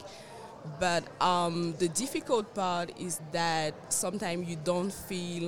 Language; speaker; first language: English; non-native, local second language; French